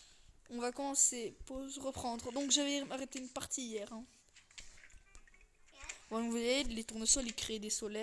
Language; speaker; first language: French; native; French